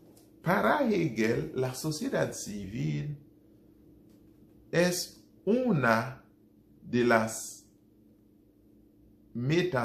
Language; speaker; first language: Spanish; non-native, fluent; Haitian Creole